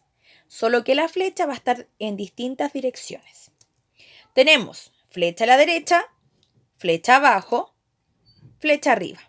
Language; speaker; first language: Spanish; native; Spanish